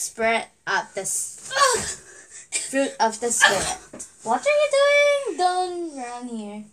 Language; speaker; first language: English; non-native, learner; Korean